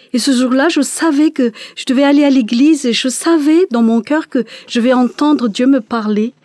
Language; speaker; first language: French; non-native, local second language; Malagasy